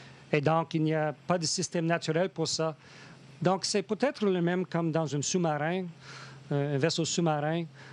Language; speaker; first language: French; non-native, fluent; English